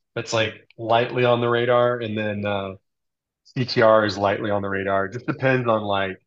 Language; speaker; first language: English; native; English